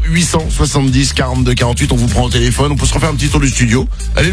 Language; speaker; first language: French; native; French